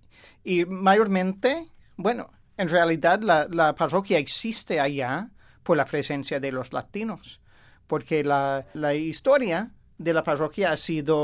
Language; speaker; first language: Spanish; non-native, fluent; English